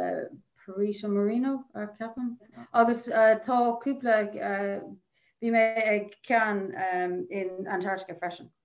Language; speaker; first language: Irish; non-native, local second language; English